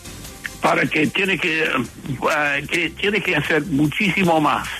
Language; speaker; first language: Spanish; non-native, fluent; English